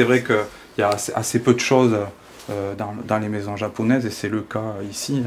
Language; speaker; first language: French; native; French